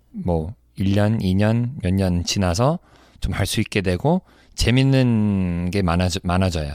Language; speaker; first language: Korean; non-native, fluent; English